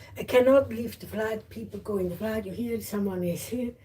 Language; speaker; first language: English; non-native, learner; German